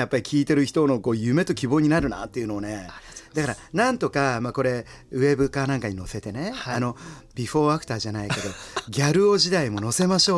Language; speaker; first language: Japanese; native; Japanese